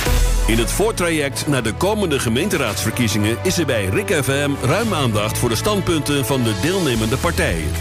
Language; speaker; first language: Dutch; native; Dutch